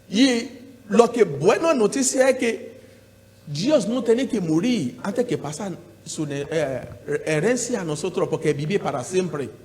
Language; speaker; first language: Spanish; non-native, learner; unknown